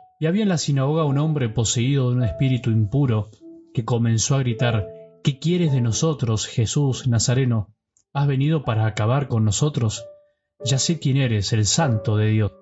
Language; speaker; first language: Spanish; native; Spanish